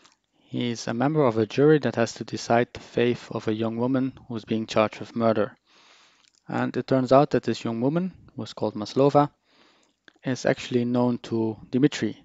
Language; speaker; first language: English; non-native, fluent; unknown